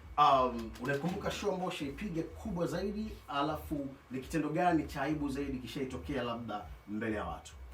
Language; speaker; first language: Swahili; native; Swahili